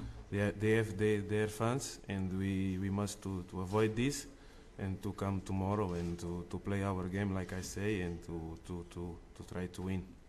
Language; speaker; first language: English; non-native, learner; Portuguese